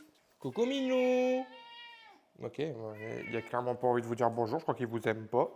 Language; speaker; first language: French; native; French